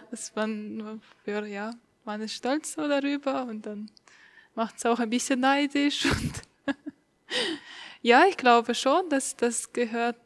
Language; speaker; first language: German; non-native, fluent; Estonian